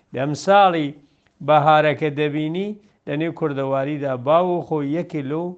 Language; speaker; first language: Central Kurdish; non-native, local second language; Southern Kurdish